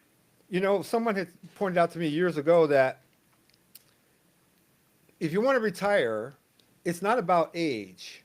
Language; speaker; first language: English; native; English